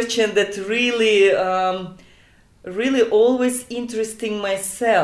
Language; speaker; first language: English; non-native, learner; Russian